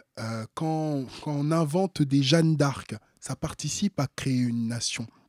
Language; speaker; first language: French; early bilingual, other home language; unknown